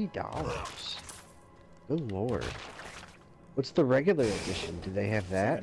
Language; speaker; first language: English; native; English